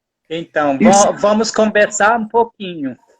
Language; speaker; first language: Portuguese; non-native, fluent; English